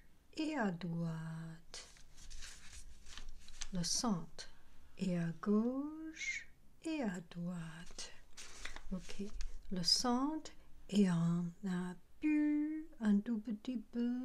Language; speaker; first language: French; non-native, learner; Chinese